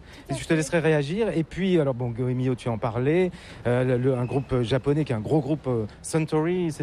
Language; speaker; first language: French; native; French